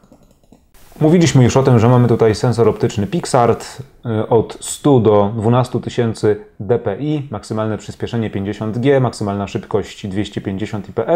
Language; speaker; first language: Polish; native; Polish